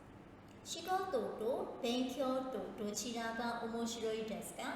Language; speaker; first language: Japanese; non-native, fluent; Burmese